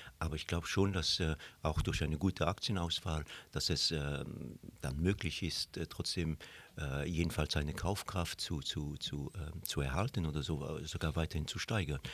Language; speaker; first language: German; non-native, local second language; Luxembourgish